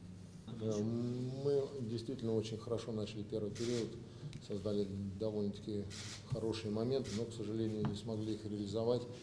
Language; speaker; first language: Russian; native; Russian